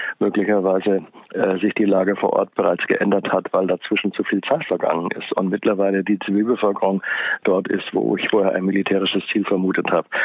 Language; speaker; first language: German; native; German